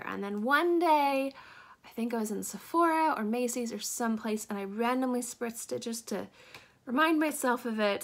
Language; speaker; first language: English; native; English